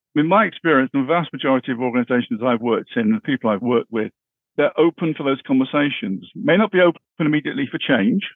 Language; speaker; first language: English; native; English